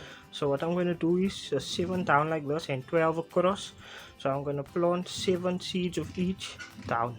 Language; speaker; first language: English; native; English